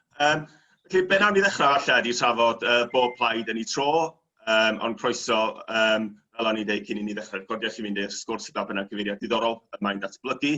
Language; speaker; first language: Welsh; native; Welsh